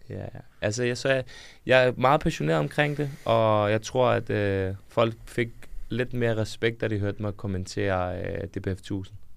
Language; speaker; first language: Danish; early bilingual, other home language; Serbian